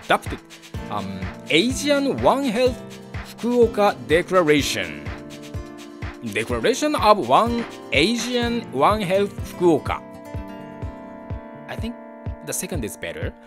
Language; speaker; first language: English; non-native, learner; Japanese